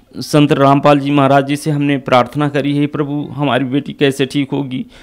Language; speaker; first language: Hindi; native; Hindi